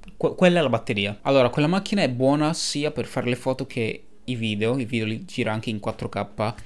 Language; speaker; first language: Italian; early bilingual, other home language; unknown